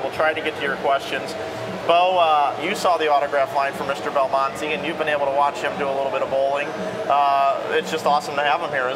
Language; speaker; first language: English; native; English